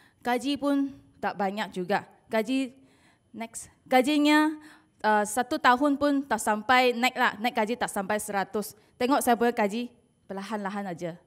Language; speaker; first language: Malay; non-native, local second language; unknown